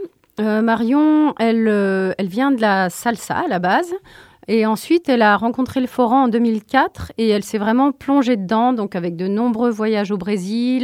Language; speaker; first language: French; native; French